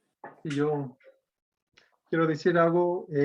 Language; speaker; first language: Spanish; non-native, fluent; English